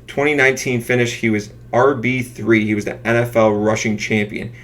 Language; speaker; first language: English; native; English